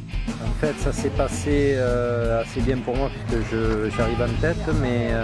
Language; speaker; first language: French; native; French